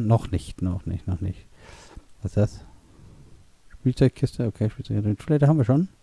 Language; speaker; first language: German; native; German